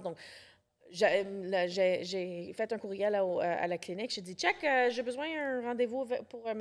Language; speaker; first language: French; non-native, local second language; English